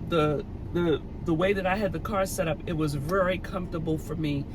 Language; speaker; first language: English; native; English